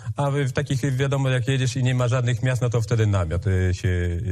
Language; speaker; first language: Polish; native; Polish